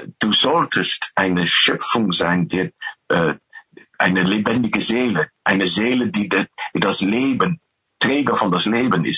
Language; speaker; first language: German; non-native, fluent; Dutch